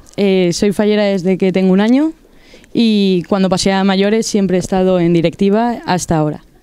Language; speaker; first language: Spanish; native; Spanish